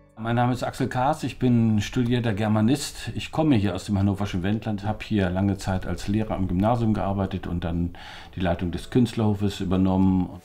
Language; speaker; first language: German; native; German